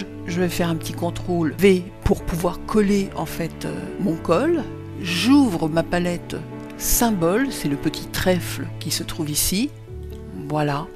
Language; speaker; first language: French; native; French